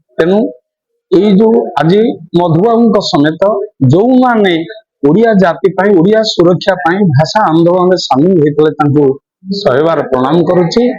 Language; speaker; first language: Odia; native; Odia